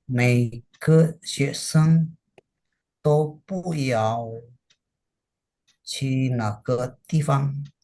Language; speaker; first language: Chinese; non-native, learner; Indonesian